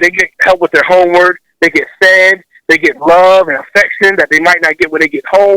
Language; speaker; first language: English; native; English